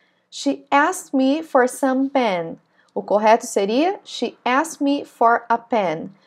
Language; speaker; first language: English; non-native, fluent; Portuguese